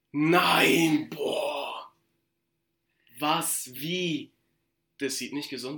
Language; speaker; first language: German; native; German